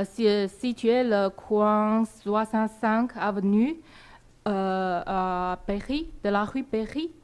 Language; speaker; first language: French; non-native, learner; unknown